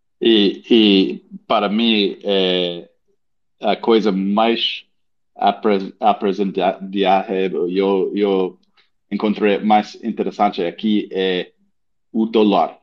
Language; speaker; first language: Portuguese; non-native, learner; English